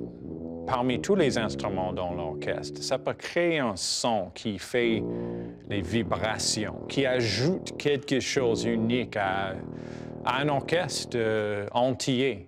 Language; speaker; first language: French; non-native, fluent; English